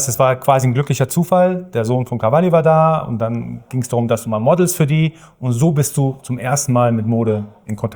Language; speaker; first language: German; native; German